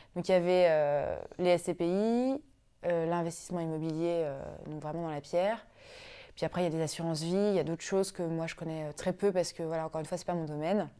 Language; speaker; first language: French; native; French